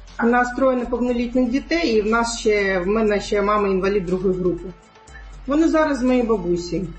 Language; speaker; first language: Ukrainian; non-native, local second language; Crimean Tatar